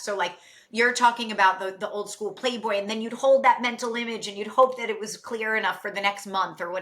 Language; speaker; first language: English; native; English